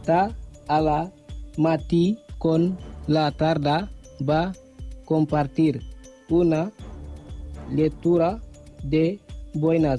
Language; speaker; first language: Catalan; non-native, learner; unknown